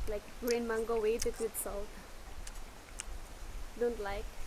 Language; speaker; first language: English; non-native, local second language; Cebuano